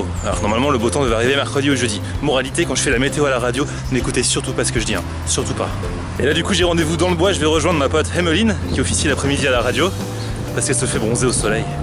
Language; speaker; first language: French; native; French